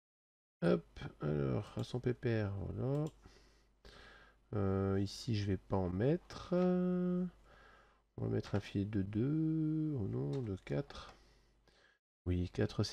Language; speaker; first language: French; native; French